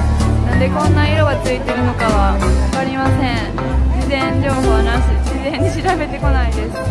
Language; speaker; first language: Japanese; native; Japanese